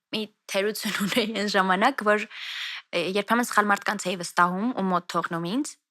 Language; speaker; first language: Armenian; native; Armenian